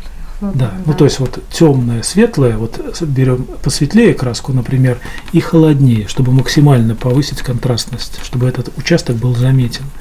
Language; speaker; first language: Russian; native; Russian